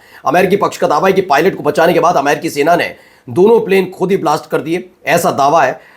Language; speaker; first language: Hindi; native; Hindi